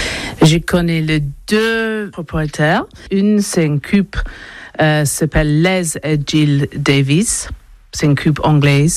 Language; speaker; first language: French; non-native, learner; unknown